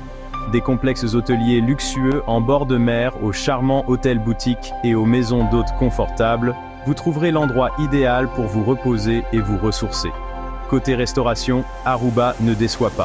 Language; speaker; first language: French; native; French